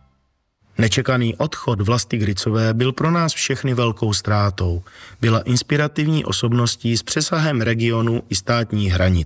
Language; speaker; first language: Czech; native; Czech